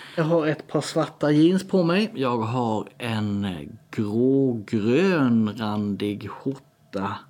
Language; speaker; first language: Swedish; native; Swedish